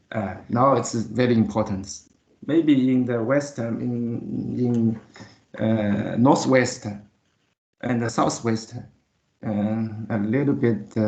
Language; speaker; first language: English; non-native, learner; Chinese